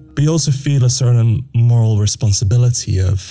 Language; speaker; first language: English; non-native, fluent; Dutch